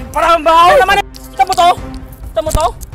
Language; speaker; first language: Filipino; native; Filipino